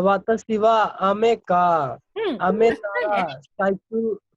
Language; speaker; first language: Japanese; non-native, learner; Hindi